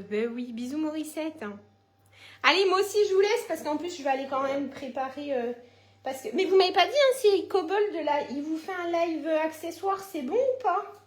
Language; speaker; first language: French; native; French